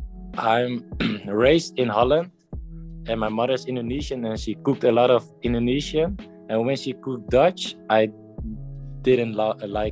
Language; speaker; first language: English; non-native, fluent; Dutch